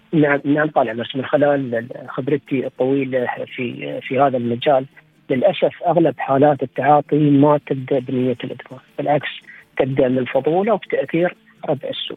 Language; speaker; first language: Arabic; native; Arabic